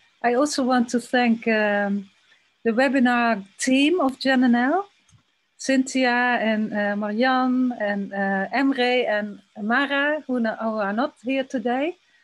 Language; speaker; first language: English; non-native, fluent; Dutch